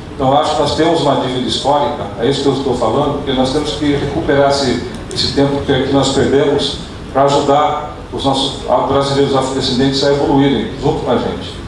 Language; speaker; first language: Portuguese; early bilingual, other home language; Dutch